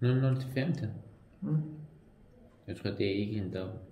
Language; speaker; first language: Danish; non-native, learner; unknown